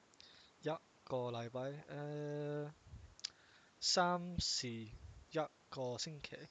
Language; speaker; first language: Chinese; non-native, learner; English